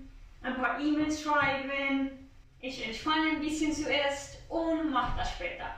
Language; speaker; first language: German; non-native, learner; Spanish